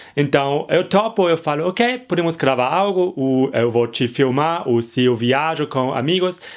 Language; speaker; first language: Portuguese; non-native, fluent; German